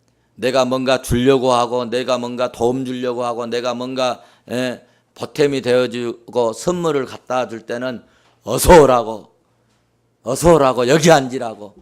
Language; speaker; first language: Korean; native; Korean